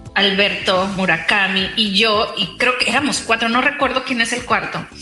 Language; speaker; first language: Spanish; native; Spanish